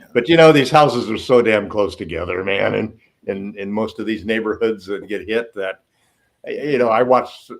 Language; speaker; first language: English; native; English